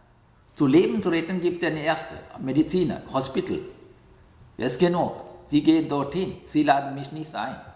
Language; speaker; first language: German; non-native, learner; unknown